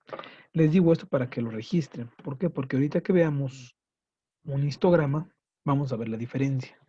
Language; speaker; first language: Spanish; native; Spanish